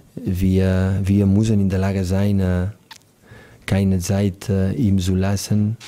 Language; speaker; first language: German; non-native, learner; Catalan